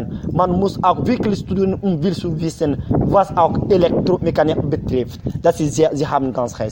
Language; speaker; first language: German; non-native, fluent; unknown